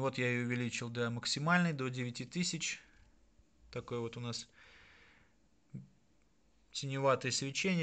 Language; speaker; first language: Russian; native; Russian